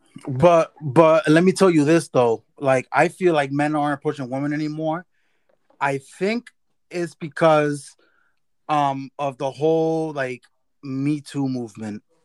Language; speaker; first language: English; early bilingual, other home language; Spanish